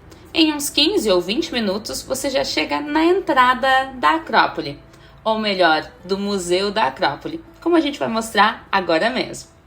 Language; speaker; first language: Portuguese; native; Portuguese